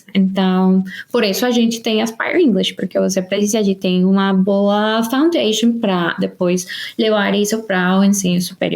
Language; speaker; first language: Portuguese; non-native, fluent; Spanish